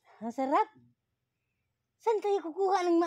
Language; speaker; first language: Filipino; non-native, local second language; Cebuano